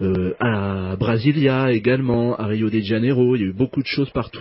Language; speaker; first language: French; native; French